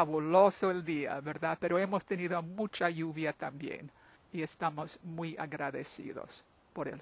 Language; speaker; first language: Spanish; non-native, fluent; English